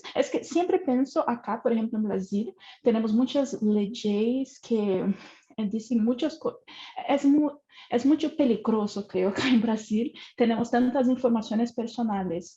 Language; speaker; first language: Spanish; non-native, fluent; Portuguese